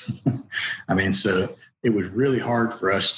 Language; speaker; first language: English; native; English